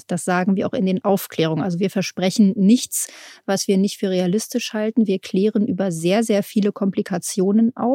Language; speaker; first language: German; native; German